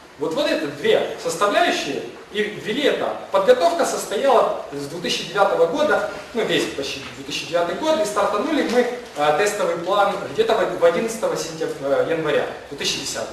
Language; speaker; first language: Russian; non-native, local second language; Ukrainian